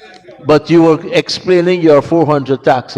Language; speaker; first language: English; native; English